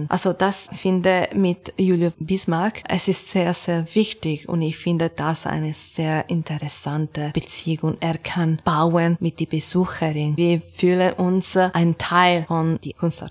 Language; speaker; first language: German; non-native, learner; Italian